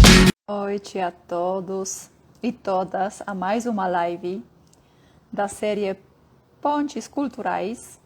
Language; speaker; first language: Portuguese; non-native, fluent; Polish